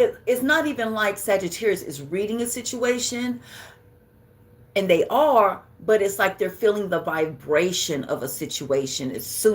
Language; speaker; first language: English; native; English